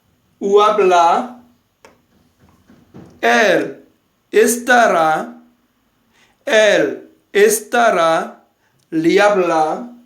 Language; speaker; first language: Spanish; non-native, fluent; Haitian Creole